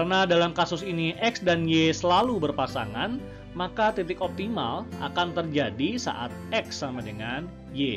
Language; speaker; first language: Indonesian; native; Indonesian